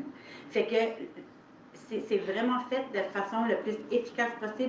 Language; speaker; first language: French; native; French